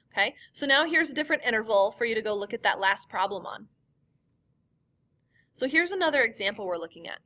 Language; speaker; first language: English; native; English